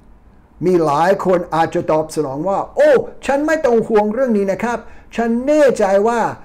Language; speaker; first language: Thai; non-native, fluent; English